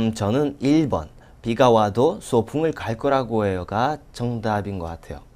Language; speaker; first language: Korean; non-native, learner; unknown